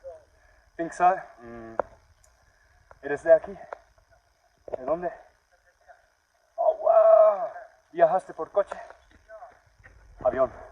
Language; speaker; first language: Spanish; non-native, learner; English